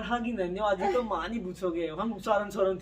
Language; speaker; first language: Korean; non-native, learner; Urdu